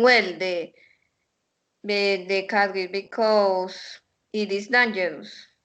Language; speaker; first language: English; non-native, learner; Spanish